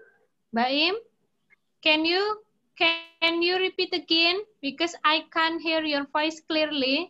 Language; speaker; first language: English; non-native, fluent; Indonesian